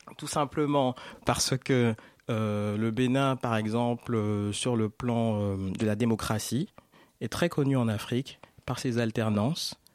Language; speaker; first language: French; non-native, local second language; Fon